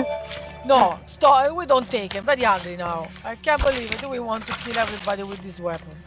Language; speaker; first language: English; non-native, learner; Italian